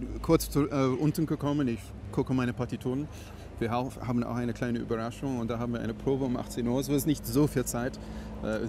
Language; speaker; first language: German; non-native, fluent; English